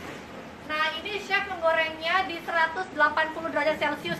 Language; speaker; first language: Indonesian; native; Indonesian